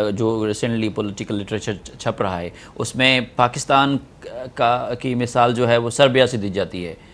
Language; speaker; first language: Urdu; non-native, local second language; Sindhi